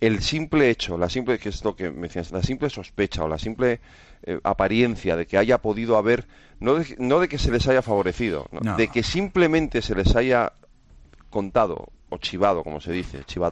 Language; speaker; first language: Spanish; native; Spanish